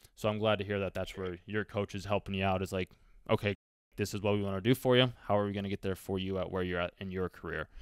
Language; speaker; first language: English; native; English